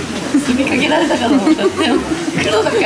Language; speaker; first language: Japanese; native; Japanese